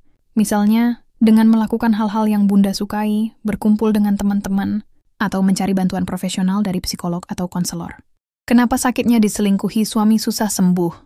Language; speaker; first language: Indonesian; native; Indonesian